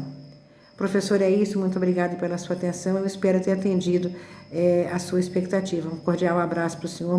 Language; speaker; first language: Portuguese; native; Portuguese